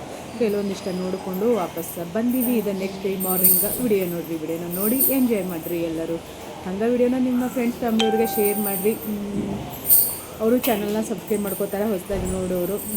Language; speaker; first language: Kannada; native; Kannada